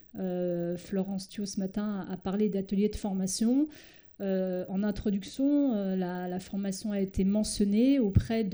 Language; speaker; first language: French; native; French